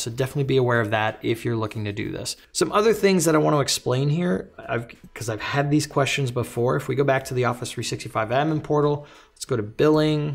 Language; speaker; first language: English; native; English